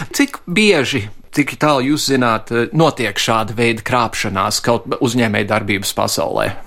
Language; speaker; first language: Latvian; early bilingual, heritage; Latvian